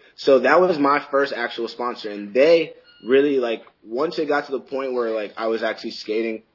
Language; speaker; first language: English; native; English